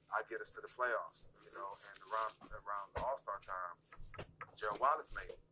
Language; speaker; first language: English; native; English